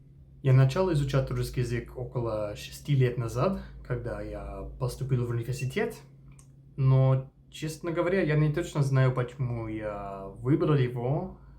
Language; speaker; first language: Russian; non-native, fluent; English